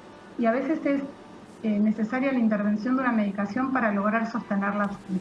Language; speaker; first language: Spanish; native; Spanish